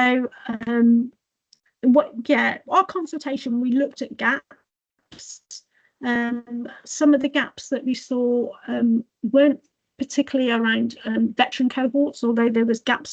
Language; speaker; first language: English; native; English